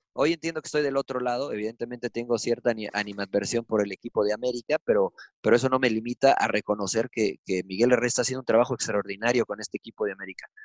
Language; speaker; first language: Spanish; early bilingual, heritage; Spanish